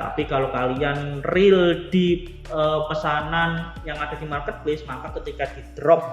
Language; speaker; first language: Indonesian; native; Indonesian